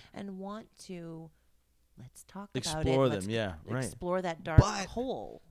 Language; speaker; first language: English; native; English